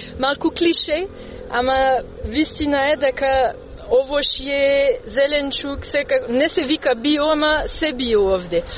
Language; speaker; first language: Macedonian; non-native, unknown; French